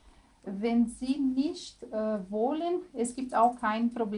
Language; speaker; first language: German; non-native, learner; Portuguese